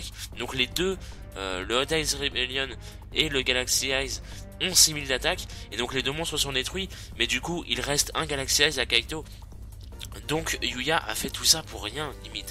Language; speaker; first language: French; native; French